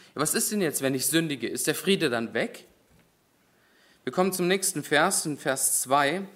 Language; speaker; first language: German; native; German